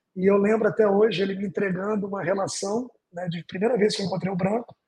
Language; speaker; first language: Portuguese; native; Portuguese